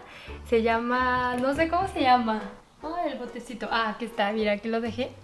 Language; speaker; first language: Spanish; non-native, fluent; Korean